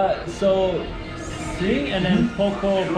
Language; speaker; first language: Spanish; non-native, learner; English